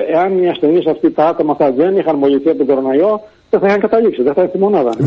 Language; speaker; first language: Greek; native; Greek